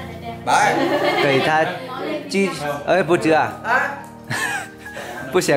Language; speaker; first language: Chinese; non-native, fluent; Vietnamese